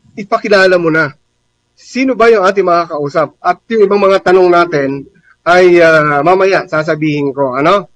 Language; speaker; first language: Filipino; non-native, local second language; Bikol